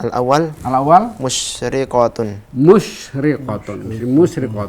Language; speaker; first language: Arabic; non-native, learner; Indonesian